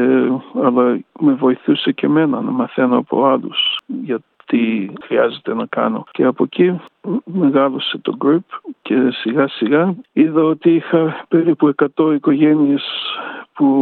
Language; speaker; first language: Greek; early bilingual, heritage; Greek